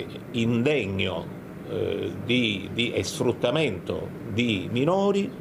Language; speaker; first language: Italian; native; Italian